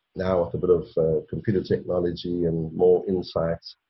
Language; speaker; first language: English; native; English